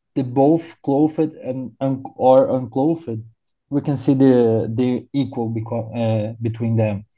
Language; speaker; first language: English; non-native, learner; Portuguese